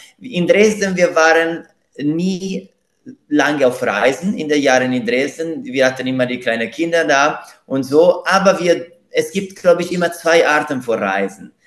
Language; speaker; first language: German; non-native, fluent; Italian